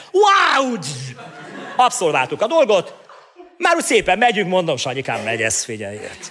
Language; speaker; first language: Hungarian; native; Hungarian